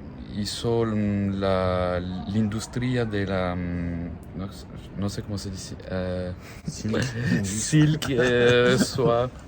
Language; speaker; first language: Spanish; non-native, learner; French